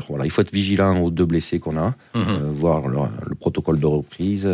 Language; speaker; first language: French; native; French